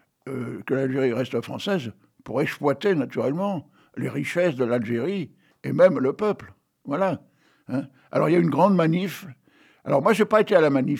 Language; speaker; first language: French; native; French